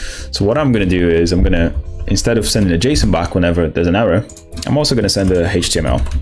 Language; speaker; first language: English; non-native, fluent; Portuguese